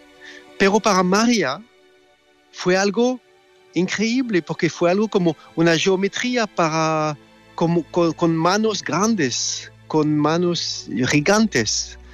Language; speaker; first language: Spanish; non-native, fluent; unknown